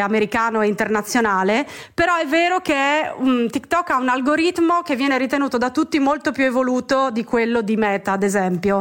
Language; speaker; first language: Italian; native; Italian